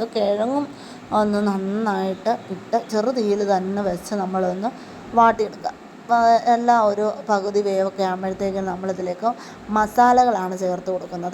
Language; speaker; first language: Malayalam; native; Malayalam